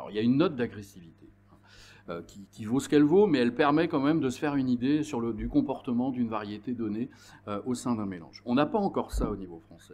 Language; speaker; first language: French; native; French